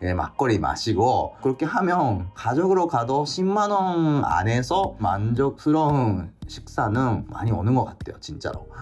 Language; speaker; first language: Korean; non-native, fluent; Japanese